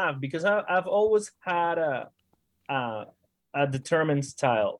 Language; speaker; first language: English; non-native, fluent; Spanish